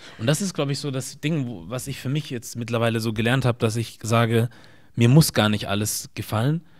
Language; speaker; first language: German; native; German